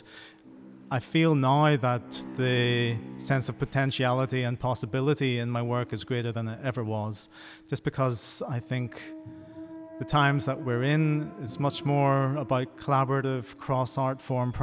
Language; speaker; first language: English; native; English